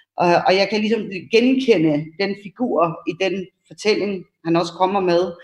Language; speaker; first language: Danish; early bilingual, other home language; Persian